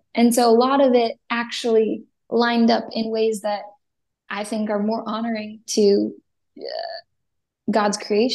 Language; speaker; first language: English; native; English